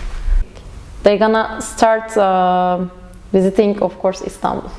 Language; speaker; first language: English; non-native, learner; Turkish